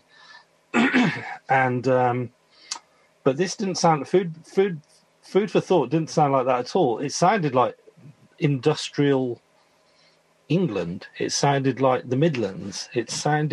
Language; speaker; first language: English; native; English